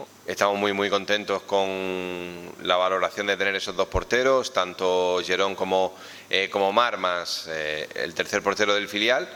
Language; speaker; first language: Spanish; native; Spanish